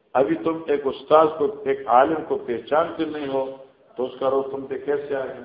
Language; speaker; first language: Urdu; non-native, local second language; Northern Hindko